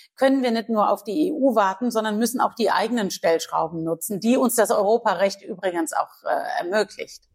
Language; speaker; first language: German; native; German